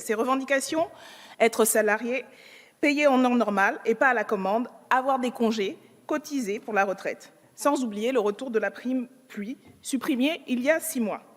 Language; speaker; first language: French; native; French